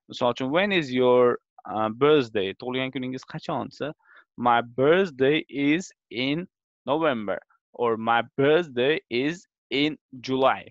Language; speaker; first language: English; non-native, learner; Uzbek